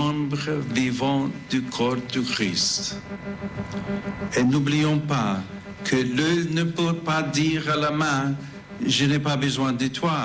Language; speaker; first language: French; non-native, fluent; English